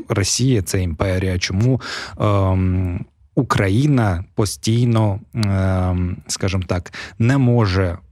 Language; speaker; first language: Ukrainian; non-native, local second language; Russian